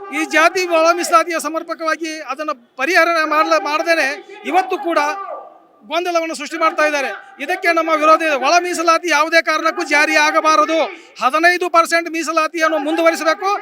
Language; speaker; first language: Kannada; native; Kannada